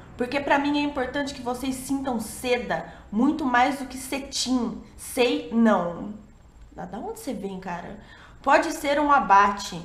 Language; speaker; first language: Portuguese; native; Portuguese